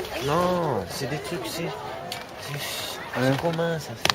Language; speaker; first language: French; native; French